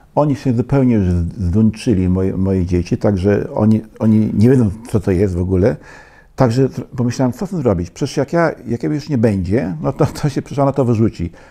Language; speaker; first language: Polish; native; Polish